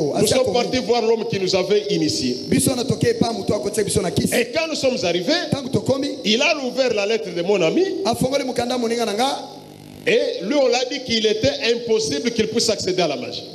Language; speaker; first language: French; non-native, local second language; Lingala